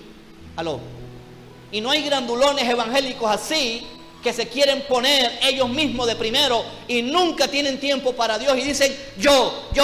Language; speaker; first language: Spanish; native; Spanish